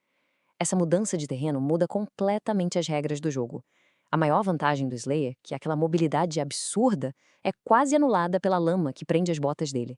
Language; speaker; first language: Portuguese; native; Portuguese